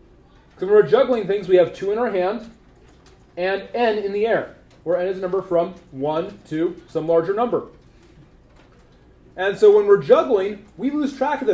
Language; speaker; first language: English; native; English